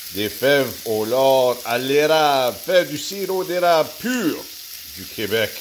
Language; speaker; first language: French; non-native, learner; English